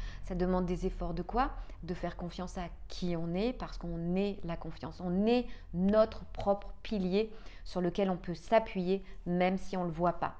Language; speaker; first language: French; native; French